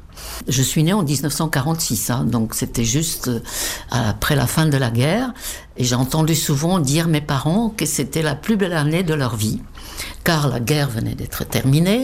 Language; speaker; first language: French; non-native, fluent; Czech